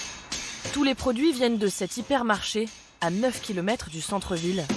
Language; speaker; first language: French; native; French